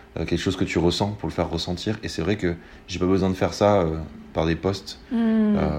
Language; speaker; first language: French; native; French